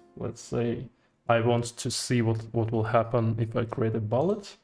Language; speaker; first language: English; non-native, fluent; Russian